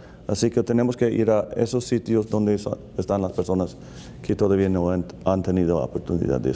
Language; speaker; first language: Spanish; non-native, fluent; English